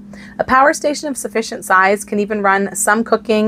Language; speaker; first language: English; native; English